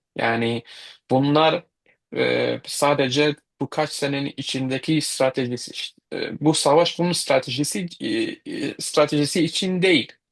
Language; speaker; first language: Turkish; non-native, fluent; Kurdish